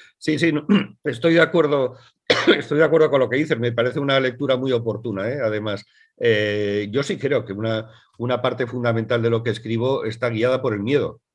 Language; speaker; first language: Spanish; native; Spanish